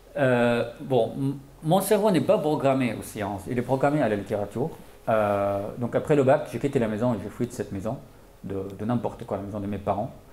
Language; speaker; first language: French; non-native, fluent; Arabic